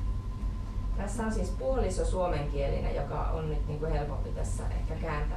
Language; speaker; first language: Finnish; native; Finnish